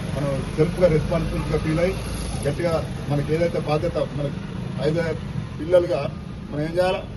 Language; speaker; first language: Telugu; native; Telugu